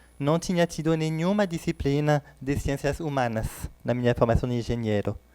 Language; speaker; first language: Portuguese; non-native, fluent; French